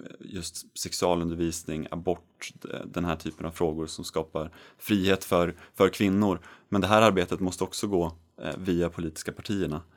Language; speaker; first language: Swedish; native; Swedish